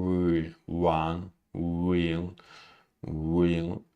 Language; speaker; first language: English; non-native, learner; Russian